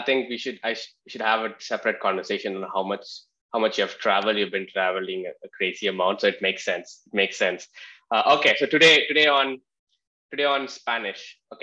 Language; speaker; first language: English; non-native, local second language; Malayalam